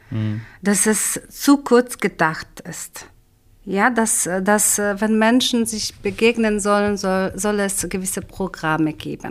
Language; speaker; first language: German; non-native, fluent; Polish